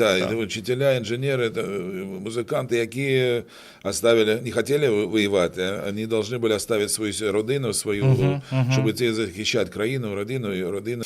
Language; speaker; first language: Ukrainian; non-native, local second language; Russian